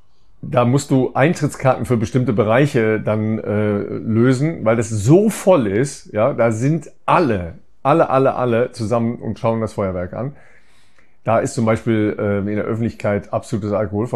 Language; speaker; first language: German; native; German